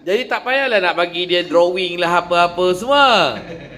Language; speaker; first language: Malay; native; Malay